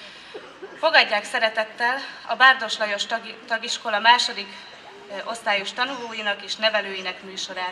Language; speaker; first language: Hungarian; native; Hungarian